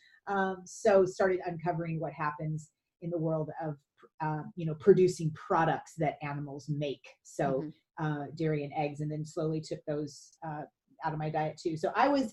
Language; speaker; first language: English; native; English